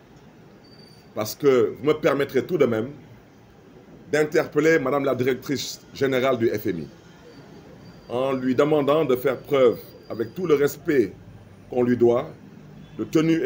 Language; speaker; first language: French; non-native, local second language; Wolof